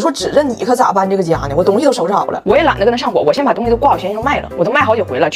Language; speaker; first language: Chinese; native; Chinese